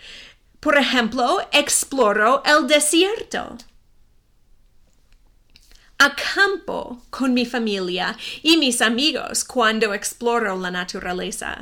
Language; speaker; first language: Spanish; non-native, fluent; English